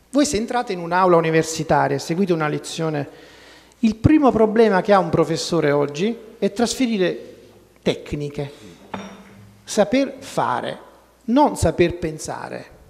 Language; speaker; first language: Italian; native; Italian